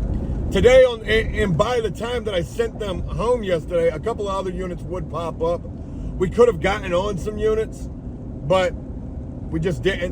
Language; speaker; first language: English; native; English